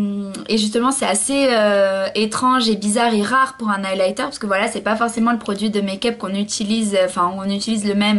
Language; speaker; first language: French; native; French